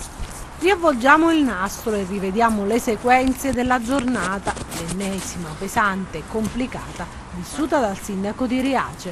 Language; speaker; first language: Italian; native; Italian